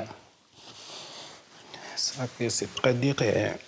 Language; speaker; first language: French; non-native, learner; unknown